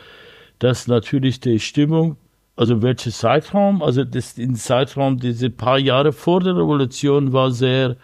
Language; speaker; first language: German; non-native, learner; Persian